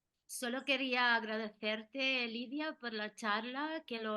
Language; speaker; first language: Spanish; non-native, fluent; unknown